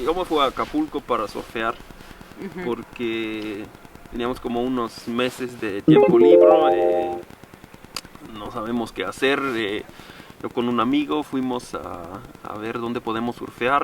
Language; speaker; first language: Spanish; non-native, fluent; German